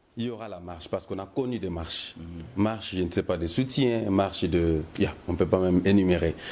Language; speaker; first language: French; non-native, local second language; Lingala